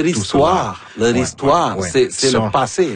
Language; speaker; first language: French; non-native, local second language; Wolof